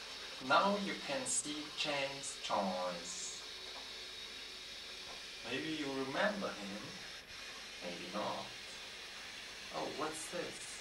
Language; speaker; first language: English; non-native, learner; German